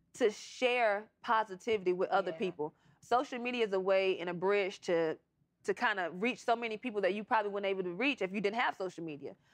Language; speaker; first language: English; native; English